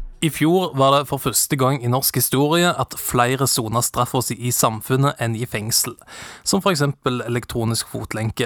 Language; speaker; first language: Norwegian; native; Norwegian